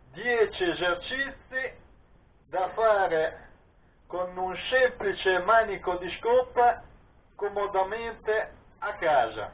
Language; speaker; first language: Italian; native; Italian